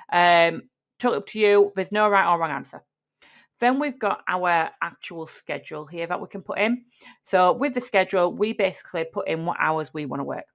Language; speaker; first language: English; native; English